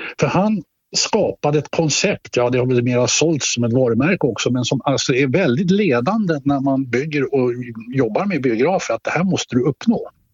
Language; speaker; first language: Swedish; native; Swedish